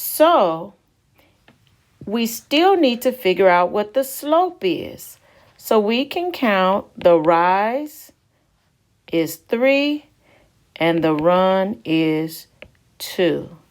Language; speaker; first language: English; native; English